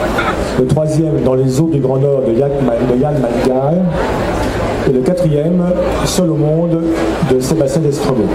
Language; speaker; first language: French; native; French